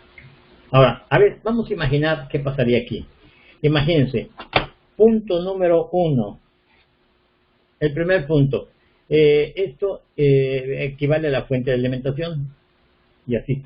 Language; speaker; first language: Spanish; native; Spanish